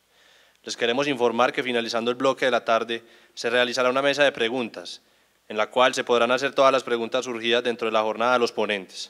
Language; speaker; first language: Spanish; native; Spanish